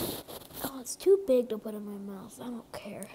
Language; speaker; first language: English; native; English